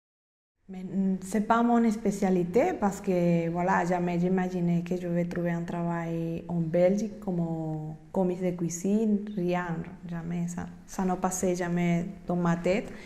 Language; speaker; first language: French; non-native, learner; Spanish